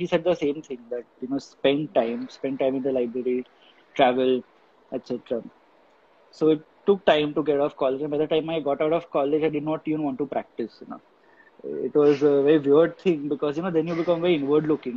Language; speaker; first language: English; non-native, local second language; Gujarati